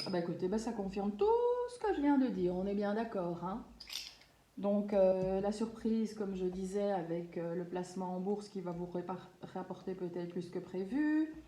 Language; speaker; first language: French; native; French